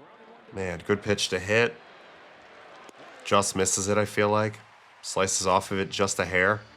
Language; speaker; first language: English; native; English